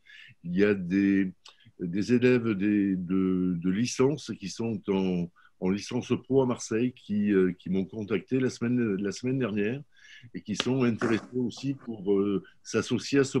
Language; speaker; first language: French; native; French